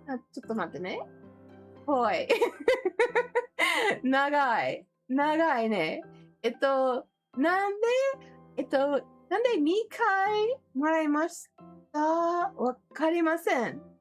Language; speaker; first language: Japanese; non-native, learner; English